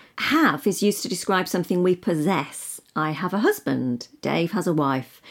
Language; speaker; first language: English; native; English